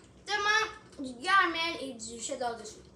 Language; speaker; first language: French; non-native, local second language; English